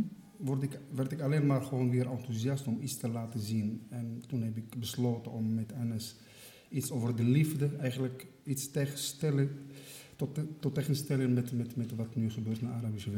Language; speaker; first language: Dutch; non-native, fluent; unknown